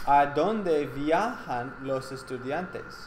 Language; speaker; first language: Spanish; non-native, fluent; English